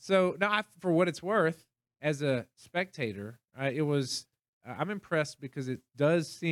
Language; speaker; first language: English; native; English